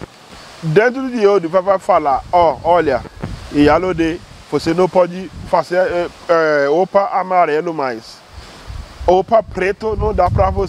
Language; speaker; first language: Portuguese; non-native, learner; Yoruba